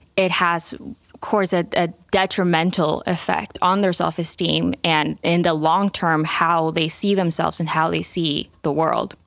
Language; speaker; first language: English; non-native, fluent; Spanish